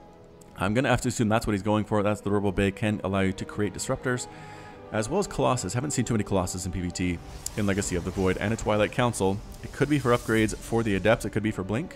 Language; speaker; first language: English; native; English